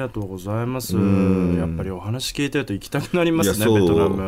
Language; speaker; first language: Japanese; native; Japanese